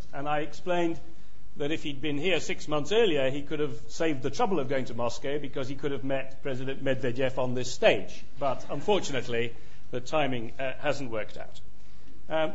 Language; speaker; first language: English; native; English